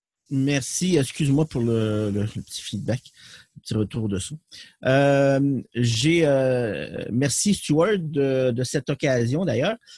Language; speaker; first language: French; native; French